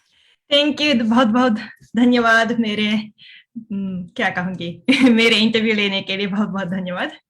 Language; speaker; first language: Hindi; non-native, fluent; Japanese